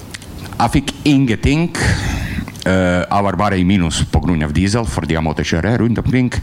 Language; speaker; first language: Norwegian; non-native, learner; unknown